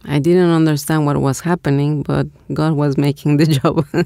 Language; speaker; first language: English; non-native, fluent; Spanish